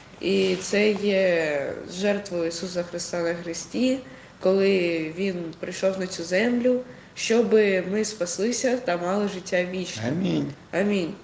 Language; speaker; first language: Ukrainian; non-native, local second language; Russian